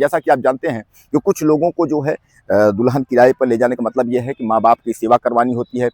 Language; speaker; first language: Hindi; native; Hindi